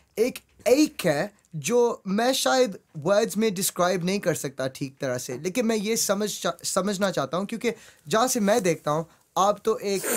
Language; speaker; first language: Hindi; early bilingual, heritage; Urdu